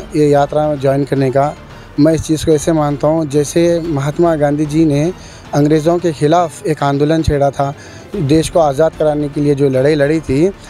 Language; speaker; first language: Hindi; non-native, local second language; Urdu